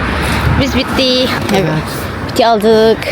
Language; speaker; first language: Turkish; non-native, learner; Indonesian